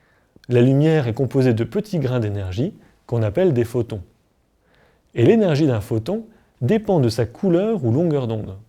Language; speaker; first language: French; native; French